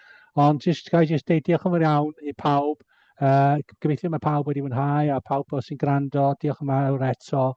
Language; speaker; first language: Welsh; non-native, fluent; English